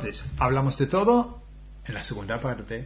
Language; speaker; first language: Spanish; non-native, learner; English